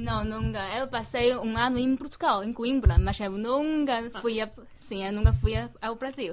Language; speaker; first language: Portuguese; non-native, fluent; Chinese